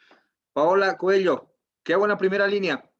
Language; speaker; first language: Spanish; native; Spanish